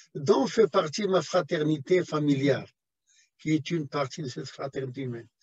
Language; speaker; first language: French; non-native, local second language; Arabic